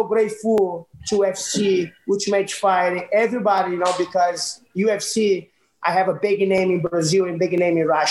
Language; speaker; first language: English; non-native, learner; Portuguese